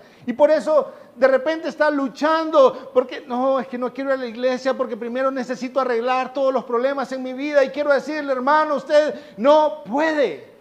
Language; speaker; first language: Spanish; native; Spanish